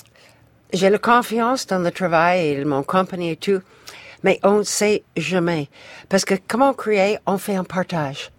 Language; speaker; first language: French; non-native, fluent; English